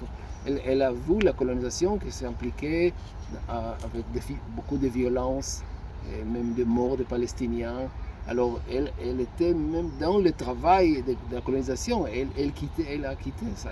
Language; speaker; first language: French; non-native, fluent; Hebrew